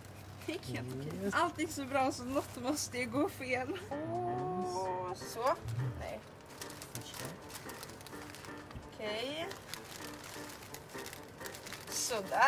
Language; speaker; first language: Swedish; native; Swedish